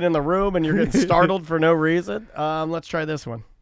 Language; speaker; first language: English; native; English